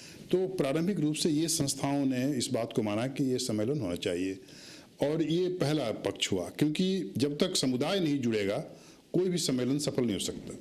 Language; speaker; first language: Hindi; native; Hindi